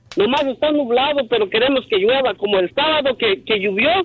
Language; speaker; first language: Spanish; native; Spanish